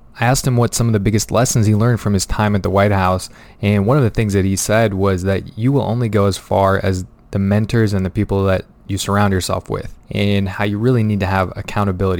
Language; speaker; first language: English; native; English